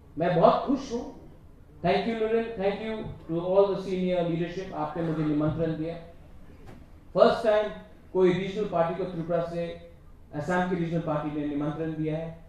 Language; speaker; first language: Hindi; non-native, local second language; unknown